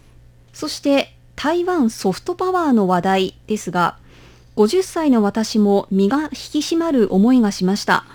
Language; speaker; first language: Japanese; native; Japanese